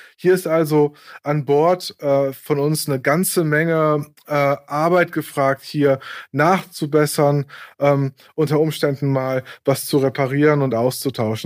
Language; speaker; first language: German; native; German